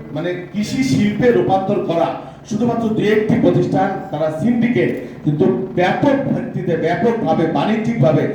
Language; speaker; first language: Bangla; native; Bangla